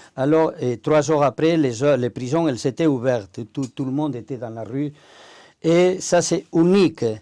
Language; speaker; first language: French; non-native, fluent; Spanish